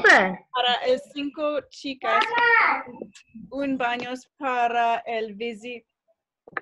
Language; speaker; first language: Spanish; non-native, learner; English